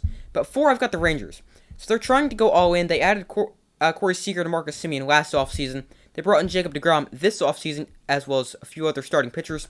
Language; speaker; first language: English; native; English